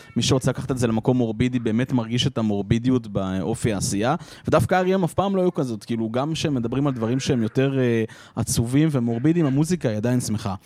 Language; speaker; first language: Hebrew; native; Hebrew